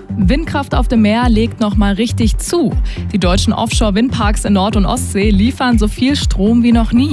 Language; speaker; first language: German; native; German